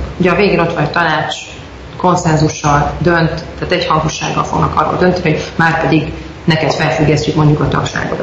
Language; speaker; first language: Hungarian; native; Hungarian